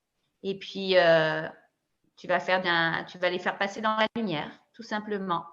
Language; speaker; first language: French; native; French